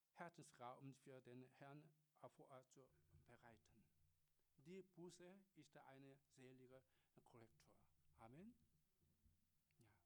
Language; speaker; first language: German; non-native, learner; Korean